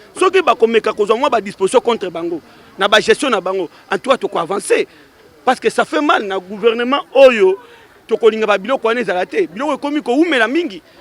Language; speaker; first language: Lingala; native; Lingala